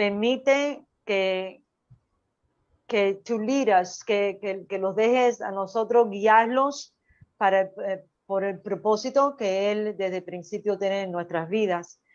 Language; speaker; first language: Spanish; early bilingual, heritage; Spanish